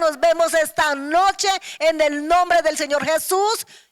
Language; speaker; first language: Spanish; native; Spanish